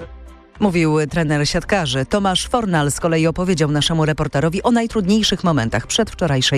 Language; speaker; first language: Polish; native; Polish